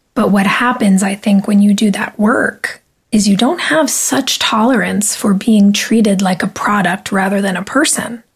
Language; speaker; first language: English; native; English